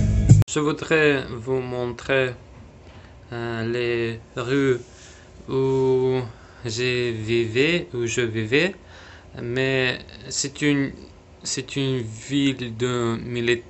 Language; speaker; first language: French; non-native, learner; Russian